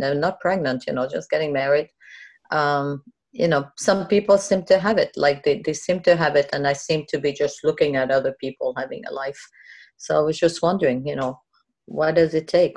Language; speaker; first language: English; non-native, fluent; French